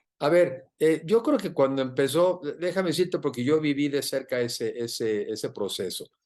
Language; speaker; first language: Spanish; native; Spanish